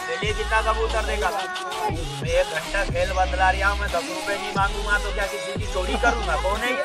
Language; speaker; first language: Hindi; non-native, local second language; Bangla